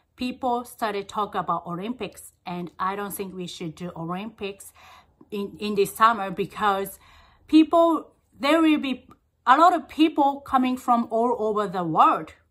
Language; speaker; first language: English; non-native, fluent; Japanese